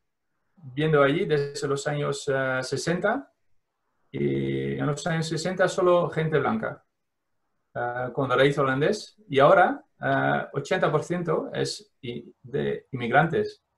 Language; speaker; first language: Spanish; non-native, fluent; Dutch